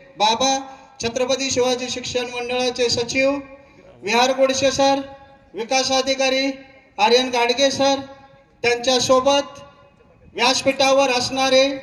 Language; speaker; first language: Marathi; native; Marathi